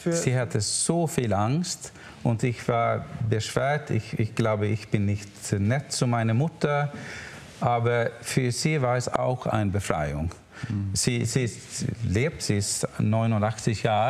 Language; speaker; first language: German; non-native, learner; Swedish